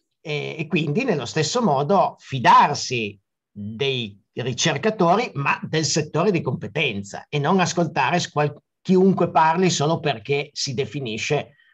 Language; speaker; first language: Italian; native; Italian